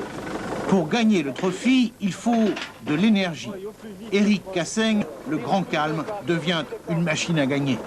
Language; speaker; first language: French; native; French